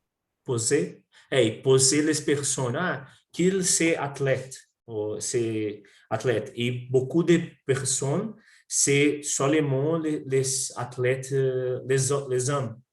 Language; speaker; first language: French; non-native, learner; Portuguese